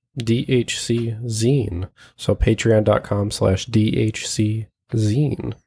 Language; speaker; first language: English; native; English